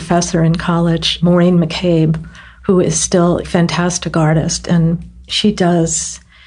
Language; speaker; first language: English; native; English